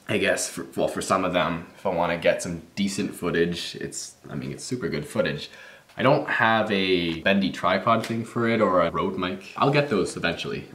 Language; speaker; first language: English; native; English